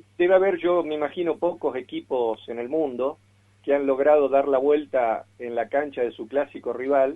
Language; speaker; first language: Spanish; native; Spanish